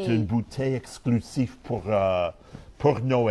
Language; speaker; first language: French; non-native, learner; English